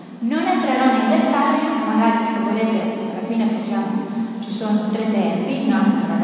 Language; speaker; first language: Italian; non-native, fluent; Spanish